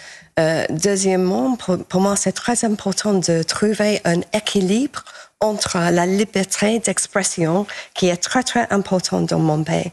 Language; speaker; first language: French; non-native, fluent; English